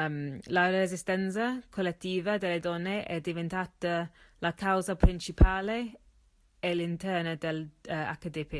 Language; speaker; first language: Italian; non-native, learner; English